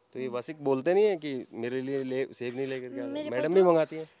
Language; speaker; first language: Hindi; native; Hindi